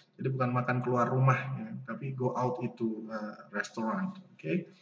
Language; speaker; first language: English; non-native, fluent; Indonesian